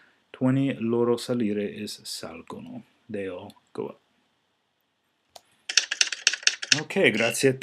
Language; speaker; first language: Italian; non-native, fluent; English